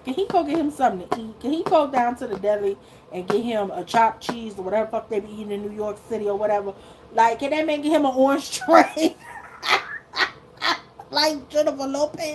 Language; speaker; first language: English; native; English